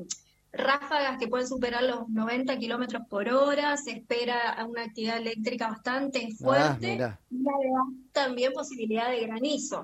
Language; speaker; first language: Spanish; native; Spanish